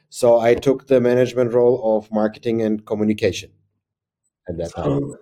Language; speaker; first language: English; non-native, fluent; German